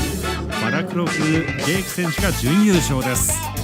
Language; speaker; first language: Japanese; native; Japanese